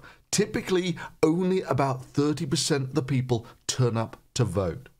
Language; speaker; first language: English; native; English